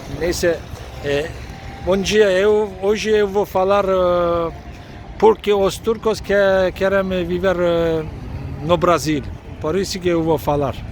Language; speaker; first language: Portuguese; non-native, learner; Turkish